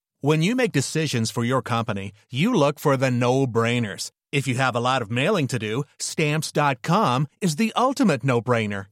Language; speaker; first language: English; native; English